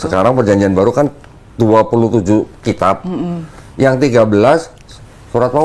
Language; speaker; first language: Indonesian; native; Indonesian